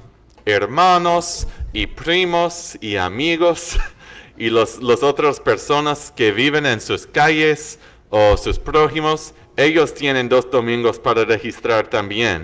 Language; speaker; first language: Spanish; non-native, learner; English